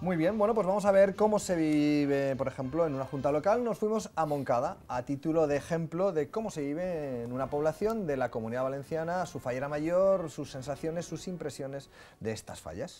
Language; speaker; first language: Spanish; native; Spanish